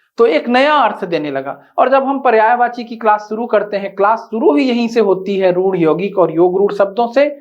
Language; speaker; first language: Hindi; native; Hindi